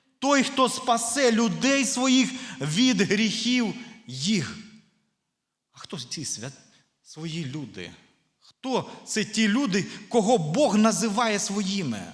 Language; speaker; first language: Ukrainian; non-native, local second language; Russian